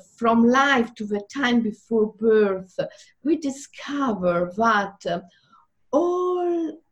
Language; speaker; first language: English; non-native, fluent; Italian